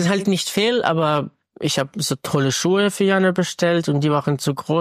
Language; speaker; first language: German; non-native, fluent; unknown